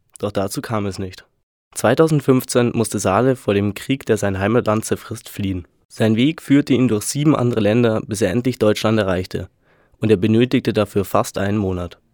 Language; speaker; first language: German; native; German